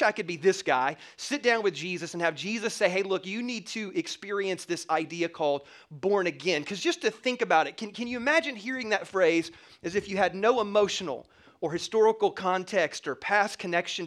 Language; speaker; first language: English; native; English